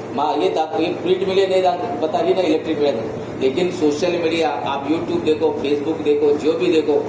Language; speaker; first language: Hindi; non-native, local second language; Marathi